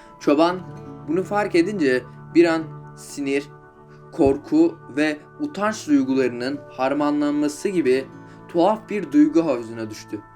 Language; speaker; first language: Turkish; native; Turkish